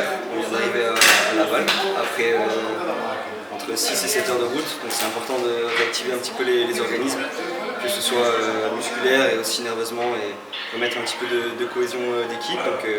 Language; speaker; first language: French; native; French